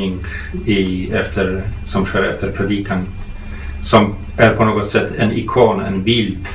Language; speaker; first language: Swedish; non-native, fluent; Polish